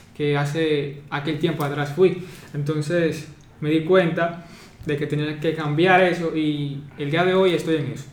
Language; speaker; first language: Spanish; native; Spanish